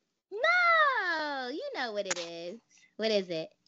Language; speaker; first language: English; native; English